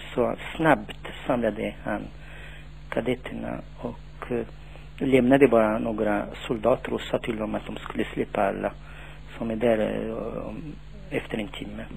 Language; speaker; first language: Swedish; non-native, fluent; Tachelhit